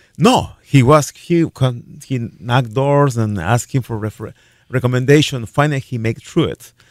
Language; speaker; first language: English; non-native, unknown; Spanish